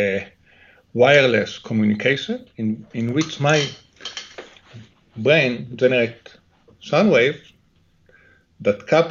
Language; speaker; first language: English; non-native, fluent; Hebrew